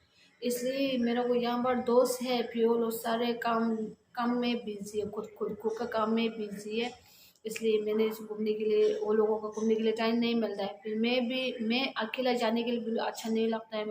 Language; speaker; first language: Hindi; non-native, learner; Tibetan